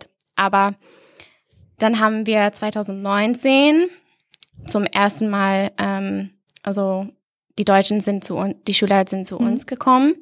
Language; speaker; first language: German; non-native, fluent; English